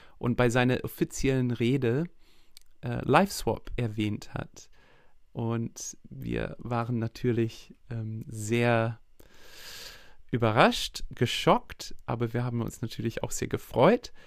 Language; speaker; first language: German; non-native, fluent; English